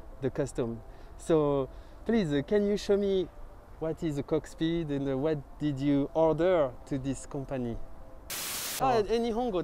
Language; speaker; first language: English; non-native, learner; French